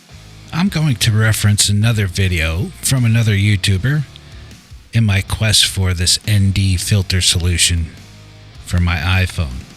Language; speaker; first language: English; native; English